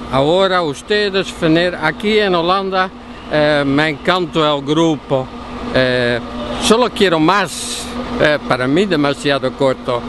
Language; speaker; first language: Spanish; non-native, learner; Dutch